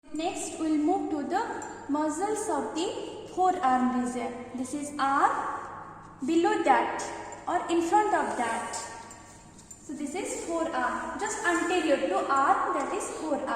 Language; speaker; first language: English; non-native, local second language; Hindi